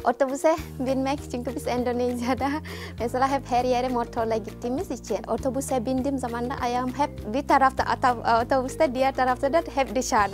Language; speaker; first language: Turkish; non-native, fluent; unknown